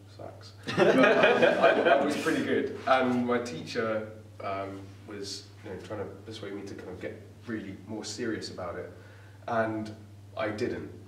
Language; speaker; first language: English; native; English